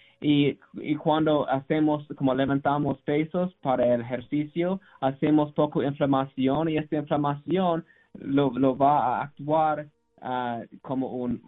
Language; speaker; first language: Spanish; non-native, learner; English